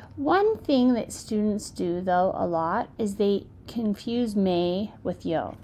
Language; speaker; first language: English; native; English